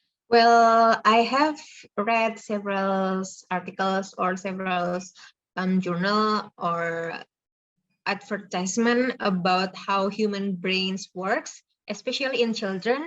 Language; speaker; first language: English; non-native, fluent; Indonesian